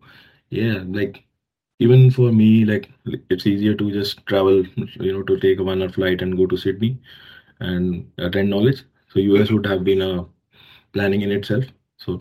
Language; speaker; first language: English; non-native, local second language; Hindi